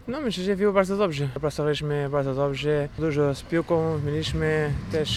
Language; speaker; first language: Polish; non-native, fluent; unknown